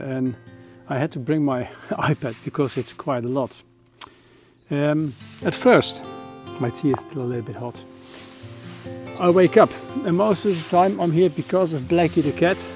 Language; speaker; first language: English; non-native, fluent; Dutch